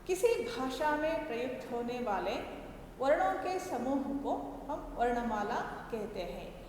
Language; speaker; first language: Hindi; non-native, local second language; Kannada